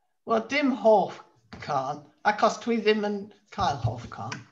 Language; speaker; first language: Welsh; non-native, learner; English